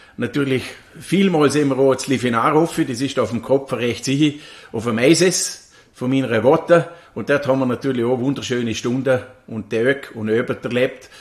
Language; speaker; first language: German; native; German